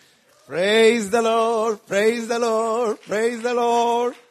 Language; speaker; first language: English; non-native, fluent; Spanish